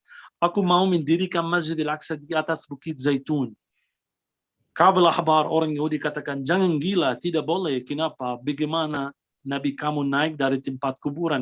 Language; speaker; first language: Indonesian; non-native, fluent; Arabic